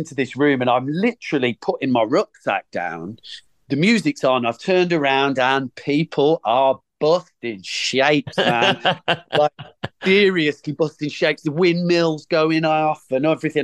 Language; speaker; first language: English; native; English